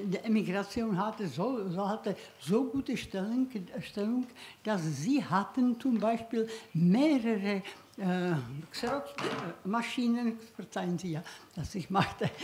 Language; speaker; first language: German; non-native, learner; Czech